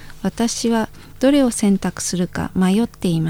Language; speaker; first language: Japanese; non-native, fluent; Indonesian